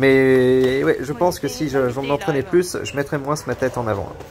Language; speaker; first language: French; native; French